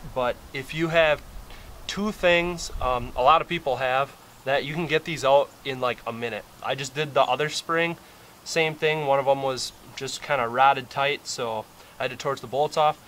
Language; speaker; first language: English; native; English